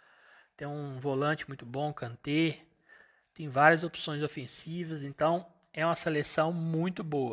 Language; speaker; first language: Portuguese; native; Portuguese